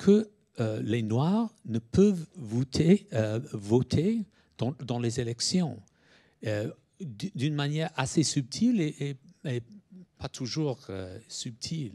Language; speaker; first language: French; non-native, fluent; English